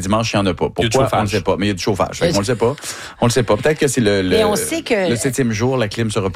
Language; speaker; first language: French; native; French